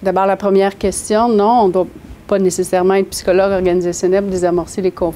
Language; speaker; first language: French; native; French